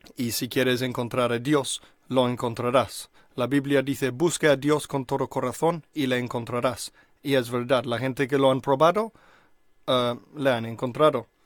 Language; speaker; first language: Spanish; non-native, fluent; English